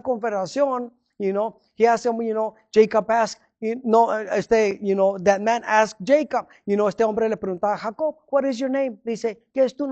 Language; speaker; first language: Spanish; early bilingual, heritage; Spanish